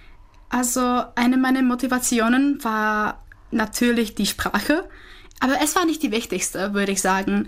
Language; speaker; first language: German; non-native, fluent; Czech